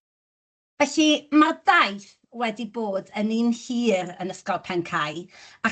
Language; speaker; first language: Welsh; native; Welsh